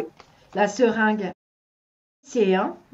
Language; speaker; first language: French; native; French